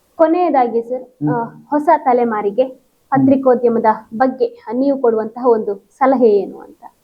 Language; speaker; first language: Kannada; native; Kannada